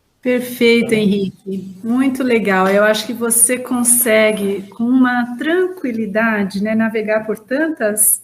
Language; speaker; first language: Portuguese; native; Portuguese